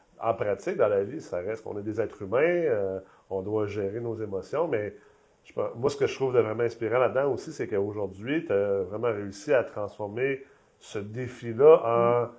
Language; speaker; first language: French; native; French